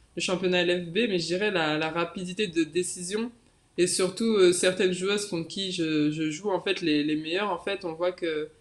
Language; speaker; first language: French; native; French